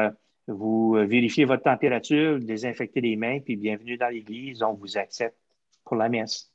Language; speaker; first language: French; native; French